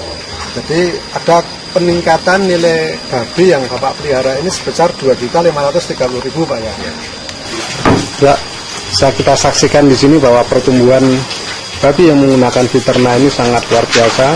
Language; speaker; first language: Indonesian; native; Indonesian